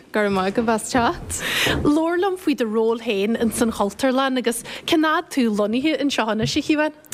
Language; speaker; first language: Irish; native; Irish